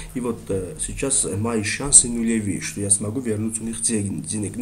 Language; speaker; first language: Russian; non-native, fluent; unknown